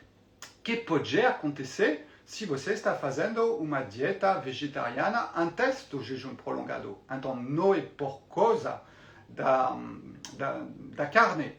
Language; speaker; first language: Portuguese; non-native, fluent; French